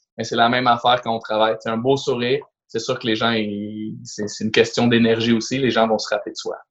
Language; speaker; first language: French; native; French